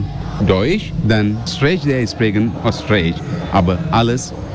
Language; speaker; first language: German; non-native, learner; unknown